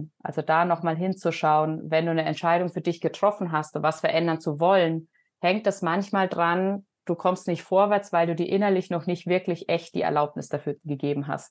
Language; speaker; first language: German; native; German